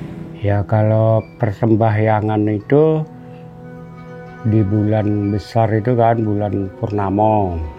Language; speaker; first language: Indonesian; non-native, local second language; Balinese